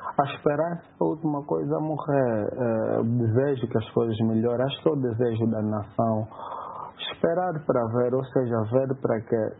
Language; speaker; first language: Portuguese; native; Portuguese